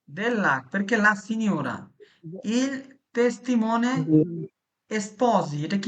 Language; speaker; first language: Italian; non-native, fluent; Bangla